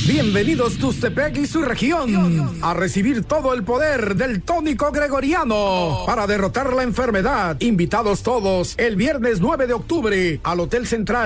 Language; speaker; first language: Spanish; native; Spanish